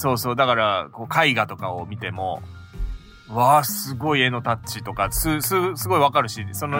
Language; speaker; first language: Japanese; native; Japanese